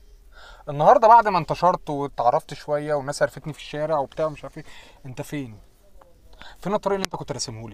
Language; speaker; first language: Arabic; native; Arabic